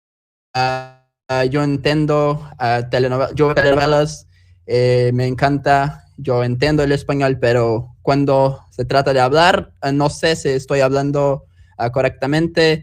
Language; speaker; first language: Spanish; non-native, learner; Portuguese